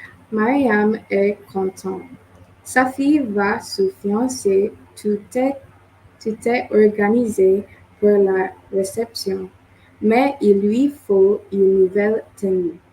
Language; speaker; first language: French; non-native, learner; English